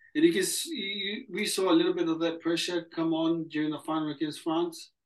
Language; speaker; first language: English; early bilingual, other home language; Samoan